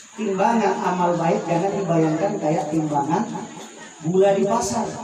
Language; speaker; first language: Indonesian; native; Indonesian